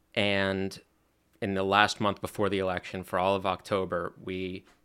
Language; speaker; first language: English; native; English